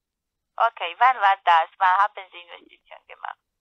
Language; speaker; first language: German; non-native, learner; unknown